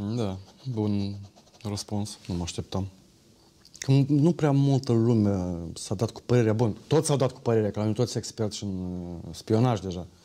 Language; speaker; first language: Romanian; native; Romanian